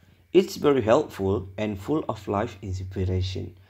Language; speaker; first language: English; non-native, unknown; Indonesian